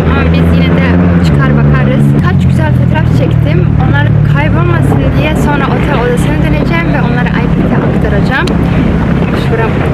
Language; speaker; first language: Turkish; early bilingual, heritage; Turkish